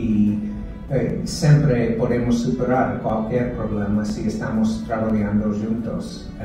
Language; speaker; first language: Portuguese; non-native, fluent; English